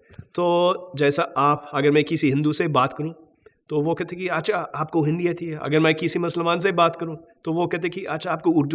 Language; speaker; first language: Hindi; non-native, fluent; English